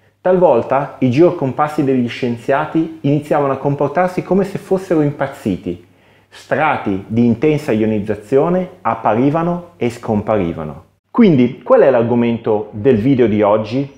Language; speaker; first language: Italian; native; Italian